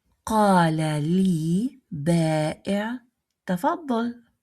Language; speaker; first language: Arabic; non-native, fluent; Russian